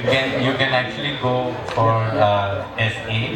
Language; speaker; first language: English; non-native, local second language; Kok Borok